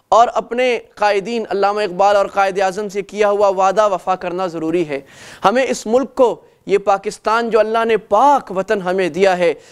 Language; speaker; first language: Urdu; native; Urdu